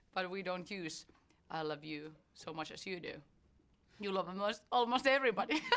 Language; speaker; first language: English; non-native, fluent; Finnish